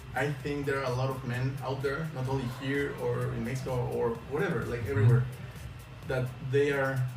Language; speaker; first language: English; non-native, fluent; Spanish